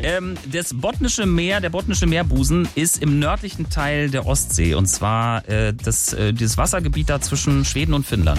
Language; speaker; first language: German; native; German